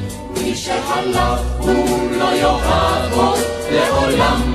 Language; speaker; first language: Hebrew; native; Hebrew